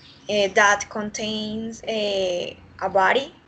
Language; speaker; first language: English; non-native, learner; Spanish